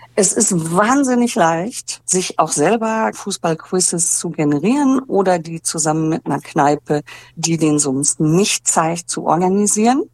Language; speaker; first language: German; native; German